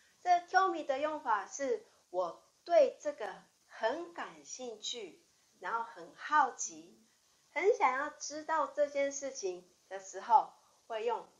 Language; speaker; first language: Chinese; non-native, fluent; Japanese